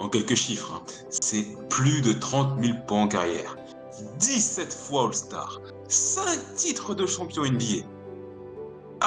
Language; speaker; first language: French; native; French